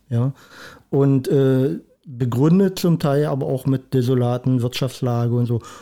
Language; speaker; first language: German; native; German